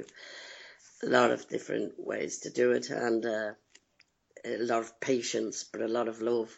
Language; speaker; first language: English; native; English